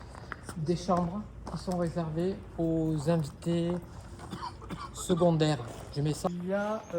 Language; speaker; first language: French; native; French